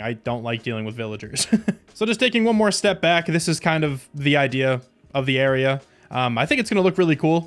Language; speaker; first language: English; native; English